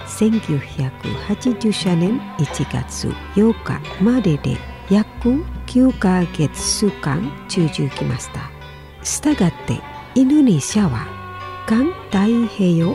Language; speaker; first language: Japanese; non-native, fluent; Indonesian